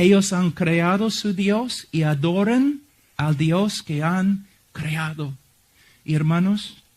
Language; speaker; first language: Spanish; non-native, fluent; English